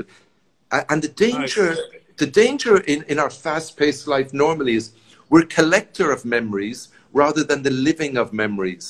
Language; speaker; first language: English; native; English